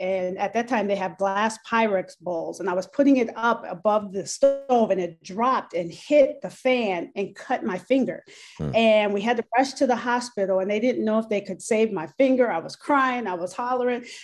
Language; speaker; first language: English; native; English